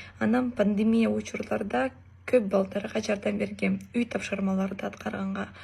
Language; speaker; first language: Kyrgyz; early bilingual, other home language; Russian